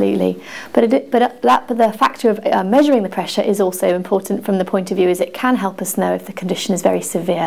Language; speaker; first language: English; native; English